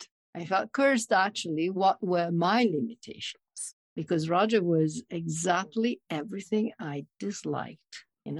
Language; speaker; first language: English; non-native, fluent; Italian